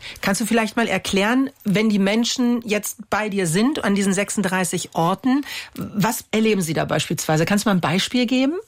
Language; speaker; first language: German; native; German